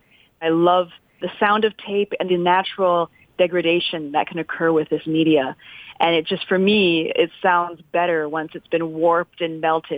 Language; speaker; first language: English; non-native, local second language; French